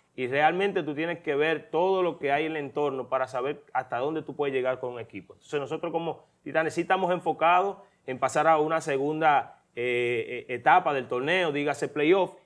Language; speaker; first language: Spanish; native; Spanish